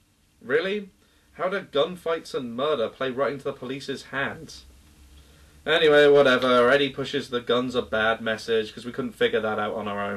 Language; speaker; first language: English; native; English